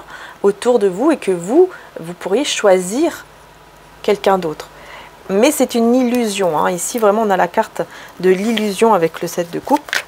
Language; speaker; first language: French; native; French